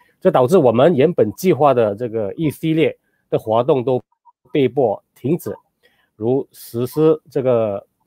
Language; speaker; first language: Chinese; native; Chinese